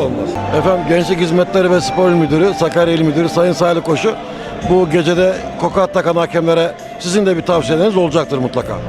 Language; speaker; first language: Turkish; native; Turkish